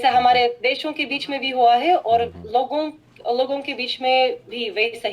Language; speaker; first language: Hindi; non-native, fluent; Russian